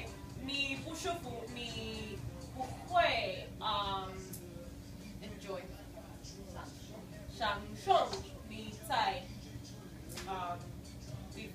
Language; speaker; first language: Chinese; non-native, learner; Spanish